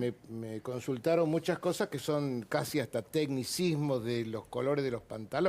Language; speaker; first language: Spanish; native; Spanish